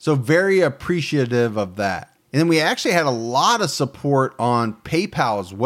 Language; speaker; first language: English; native; English